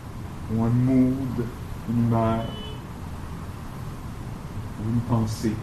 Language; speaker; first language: French; native; French